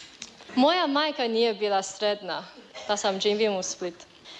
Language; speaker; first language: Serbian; non-native, learner; Chinese